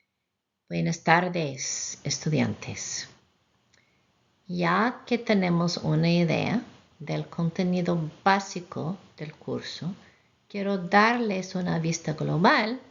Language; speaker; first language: Spanish; non-native, fluent; English